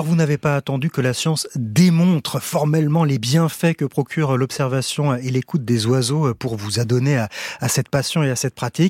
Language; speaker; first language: French; native; French